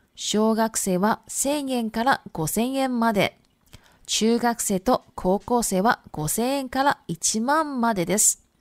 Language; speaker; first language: Japanese; non-native, fluent; Chinese